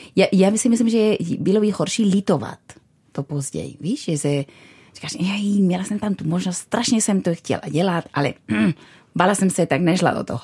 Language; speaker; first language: Czech; non-native, fluent; Spanish